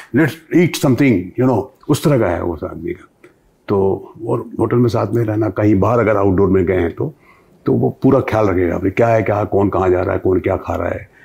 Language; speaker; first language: Hindi; native; Hindi